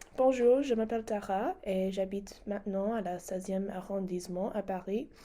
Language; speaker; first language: French; non-native, learner; English